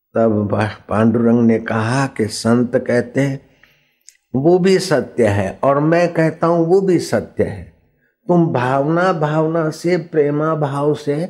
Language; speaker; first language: Hindi; non-native, local second language; Sindhi